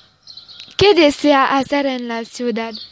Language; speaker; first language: Spanish; non-native, learner; French